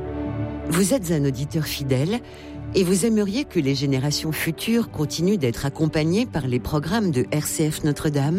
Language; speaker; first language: French; native; French